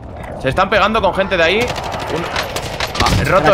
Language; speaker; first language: Spanish; native; Spanish